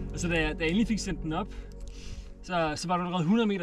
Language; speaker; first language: Danish; native; Danish